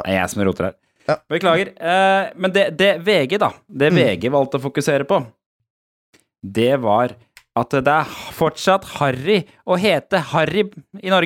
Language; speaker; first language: Norwegian; native; Norwegian